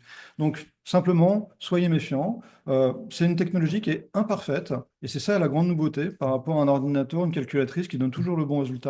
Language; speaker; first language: French; native; French